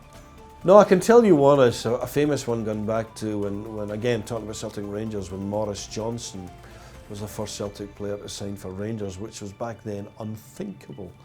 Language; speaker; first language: English; native; English